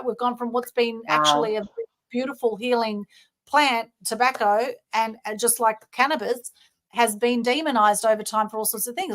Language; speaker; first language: English; native; English